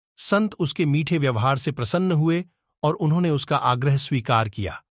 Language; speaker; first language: Hindi; native; Hindi